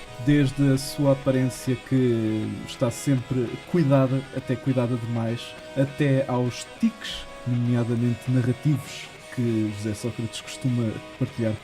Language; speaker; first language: Portuguese; native; Portuguese